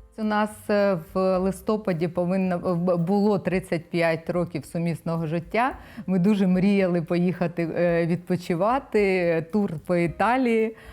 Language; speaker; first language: Ukrainian; non-native, local second language; Russian